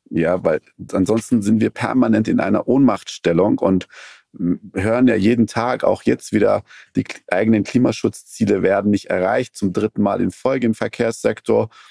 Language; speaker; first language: German; early bilingual, other home language; Persian